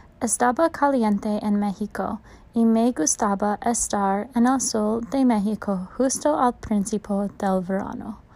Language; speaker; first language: Spanish; non-native, learner; English